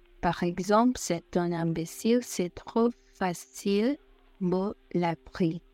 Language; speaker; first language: French; non-native, learner; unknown